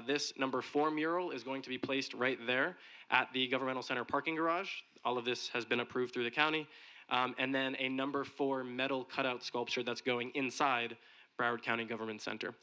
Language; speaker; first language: English; native; English